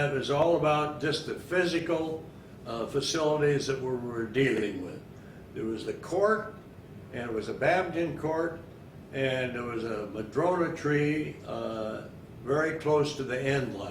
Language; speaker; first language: English; native; English